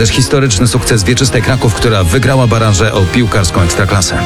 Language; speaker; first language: Polish; native; Polish